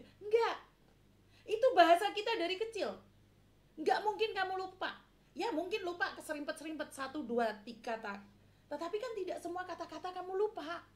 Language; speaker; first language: Indonesian; non-native, local second language; Javanese